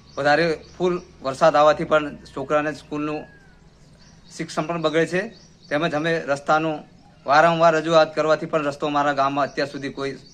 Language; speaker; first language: Gujarati; native; Gujarati